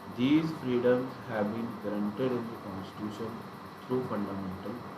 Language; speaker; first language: English; non-native, local second language; Punjabi